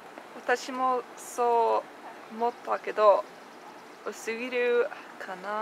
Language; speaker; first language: Japanese; non-native, learner; English